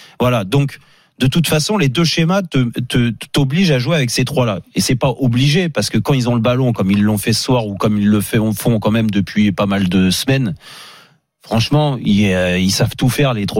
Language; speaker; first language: French; native; French